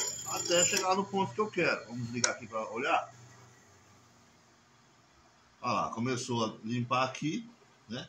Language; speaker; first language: Portuguese; native; Portuguese